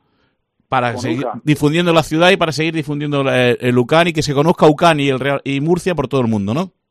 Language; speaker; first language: Spanish; native; Spanish